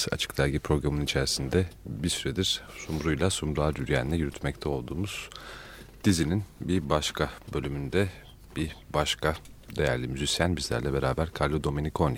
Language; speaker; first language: Turkish; native; Turkish